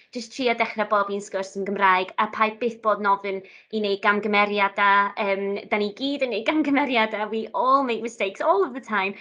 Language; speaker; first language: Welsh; non-native, local second language; Italian